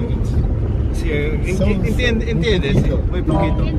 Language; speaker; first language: Spanish; non-native, learner; Filipino